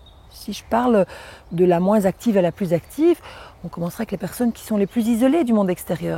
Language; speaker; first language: French; native; French